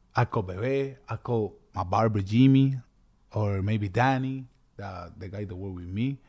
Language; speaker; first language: English; early bilingual, other home language; Spanish